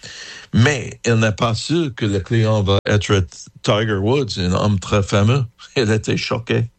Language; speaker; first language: French; non-native, learner; English